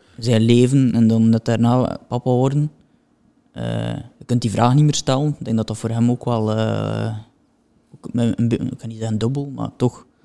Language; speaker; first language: Dutch; native; Dutch